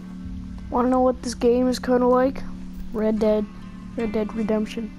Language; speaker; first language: English; native; English